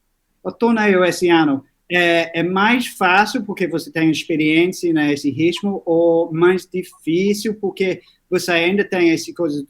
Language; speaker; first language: Portuguese; non-native, learner; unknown